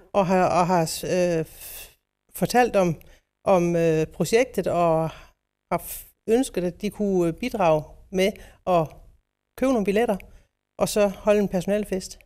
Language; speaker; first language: Danish; native; Danish